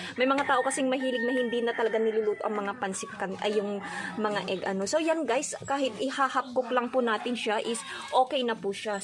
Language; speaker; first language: Filipino; non-native, local second language; Iloko